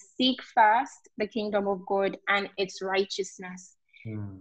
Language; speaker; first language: English; non-native, local second language; Yoruba